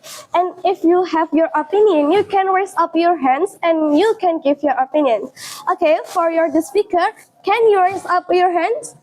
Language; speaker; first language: English; non-native, learner; Indonesian